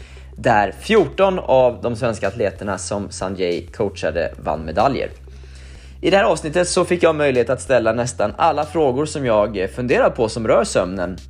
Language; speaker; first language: Swedish; native; Swedish